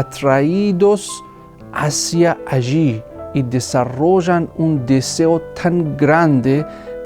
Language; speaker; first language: Spanish; non-native, fluent; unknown